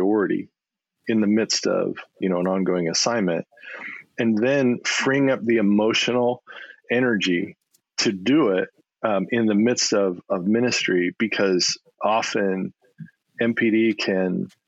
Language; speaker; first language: English; native; English